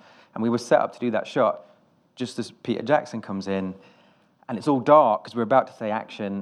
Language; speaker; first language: English; native; English